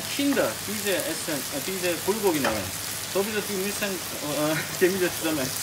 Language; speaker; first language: German; non-native, learner; Korean